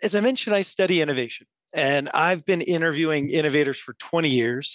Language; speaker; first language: English; native; English